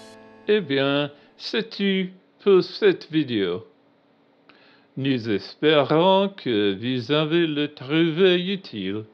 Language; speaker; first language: French; non-native, learner; English